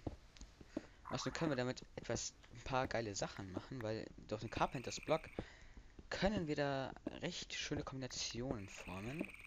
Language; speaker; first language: German; native; German